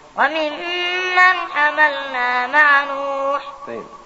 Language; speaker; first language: Arabic; native; Arabic